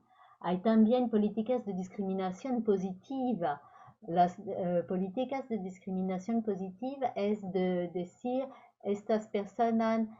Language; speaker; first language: Spanish; non-native, learner; French